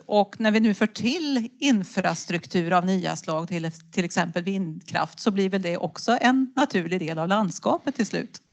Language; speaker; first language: Swedish; native; Swedish